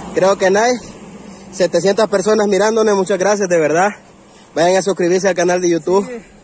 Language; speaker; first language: Spanish; native; Spanish